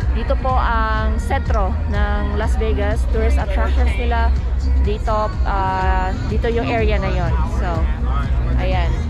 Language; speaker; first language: Filipino; non-native, local second language; Iloko